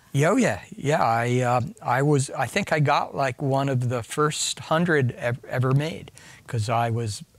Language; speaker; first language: English; native; English